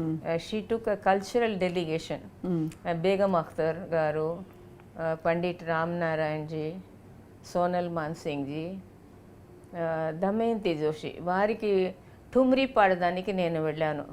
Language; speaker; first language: Telugu; non-native, fluent; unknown